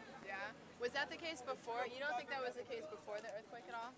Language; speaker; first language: English; native; English